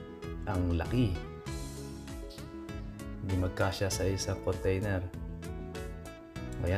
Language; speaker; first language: Filipino; native; Filipino